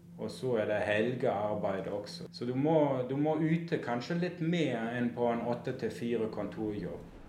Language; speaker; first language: Norwegian; non-native, fluent; German